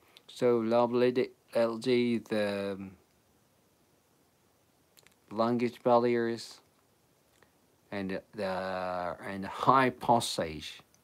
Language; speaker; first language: English; non-native, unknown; Japanese